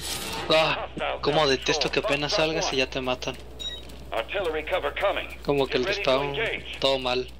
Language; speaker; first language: Spanish; native; Spanish